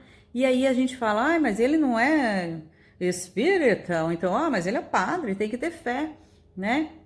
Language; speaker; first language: Portuguese; native; Portuguese